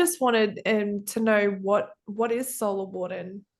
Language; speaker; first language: English; native; English